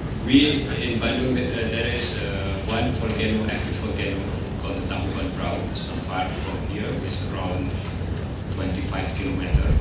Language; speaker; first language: English; non-native, learner; Indonesian